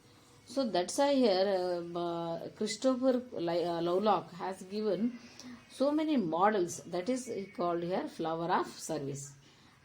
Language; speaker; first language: English; non-native, local second language; Kannada